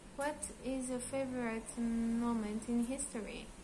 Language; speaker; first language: English; non-native, learner; Hebrew